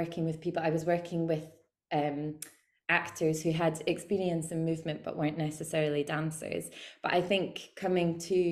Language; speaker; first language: English; native; English